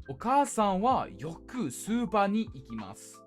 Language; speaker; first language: Japanese; non-native, learner; English